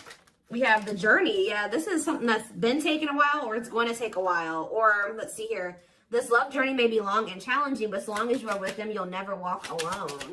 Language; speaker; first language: English; native; English